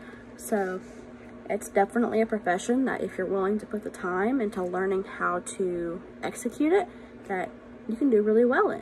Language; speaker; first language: English; native; English